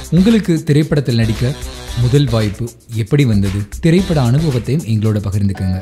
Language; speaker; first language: Tamil; native; Tamil